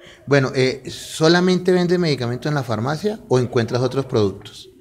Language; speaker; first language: Spanish; native; Spanish